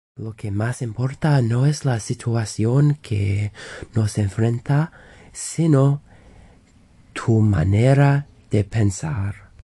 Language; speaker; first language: Spanish; non-native, learner; English